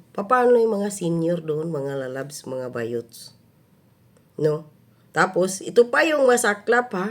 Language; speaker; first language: Filipino; non-native, local second language; Cebuano